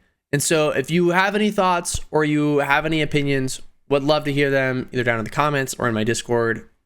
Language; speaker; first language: English; native; English